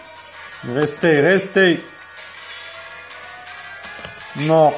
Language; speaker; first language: French; non-native, fluent; Arabic